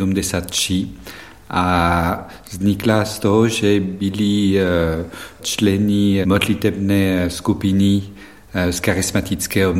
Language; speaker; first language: Czech; non-native, fluent; French